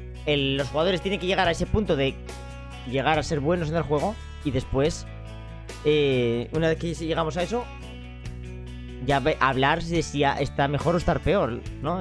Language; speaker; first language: Spanish; native; Spanish